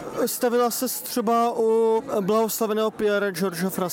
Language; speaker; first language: Czech; native; Czech